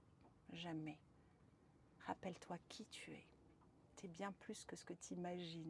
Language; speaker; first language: French; native; French